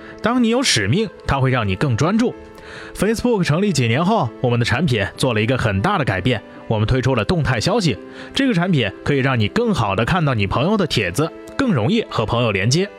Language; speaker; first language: Chinese; non-native, learner; English